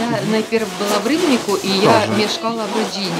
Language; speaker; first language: Polish; non-native, learner; Ukrainian